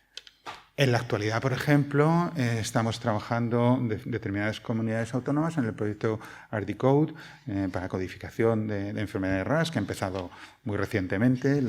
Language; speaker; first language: Spanish; native; Spanish